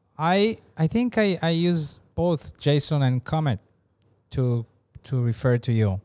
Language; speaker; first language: English; non-native, fluent; Hebrew